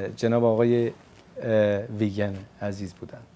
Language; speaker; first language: Persian; non-native, local second language; Kurdish